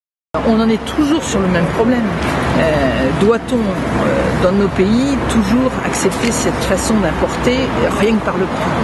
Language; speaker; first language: French; native; French